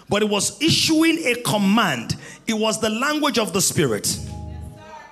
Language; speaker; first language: English; non-native, local second language; Yoruba